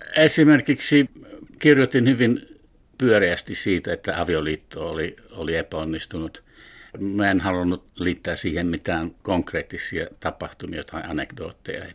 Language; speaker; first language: Finnish; non-native, fluent; English